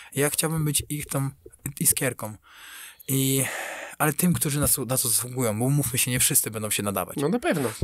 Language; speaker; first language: Polish; native; Polish